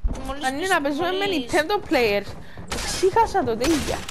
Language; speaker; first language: Greek; native; Greek